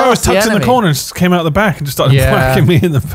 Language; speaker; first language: English; native; English